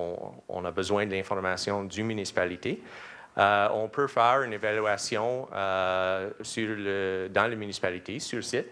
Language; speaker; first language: French; non-native, learner; English